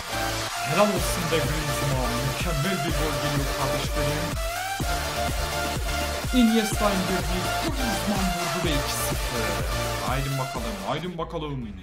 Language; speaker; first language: Turkish; native; Turkish